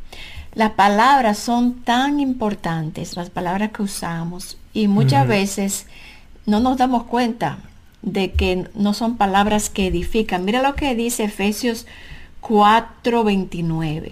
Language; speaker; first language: Spanish; native; Spanish